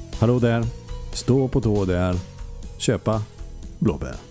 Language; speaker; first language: Swedish; native; Swedish